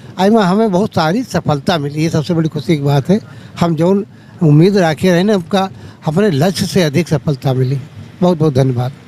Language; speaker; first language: Hindi; native; Hindi